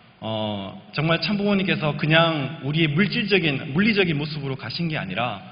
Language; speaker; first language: Korean; native; Korean